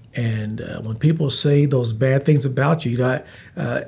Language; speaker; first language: English; native; English